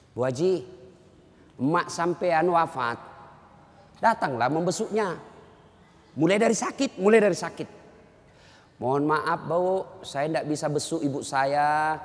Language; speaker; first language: Indonesian; native; Indonesian